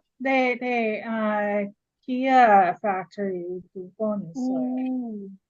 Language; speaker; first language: Korean; non-native, learner; English